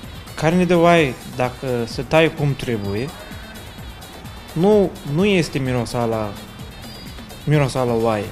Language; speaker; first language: Romanian; non-native, learner; Turkish